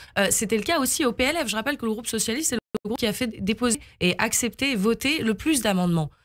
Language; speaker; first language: French; native; French